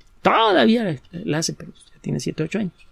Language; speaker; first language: Spanish; native; Spanish